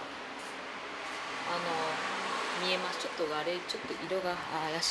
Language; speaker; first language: Japanese; native; Japanese